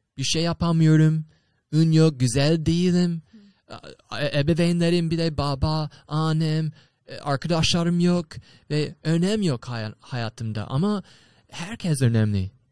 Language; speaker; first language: Turkish; non-native, fluent; English